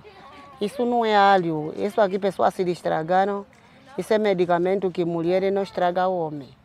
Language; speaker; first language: Portuguese; non-native, local second language; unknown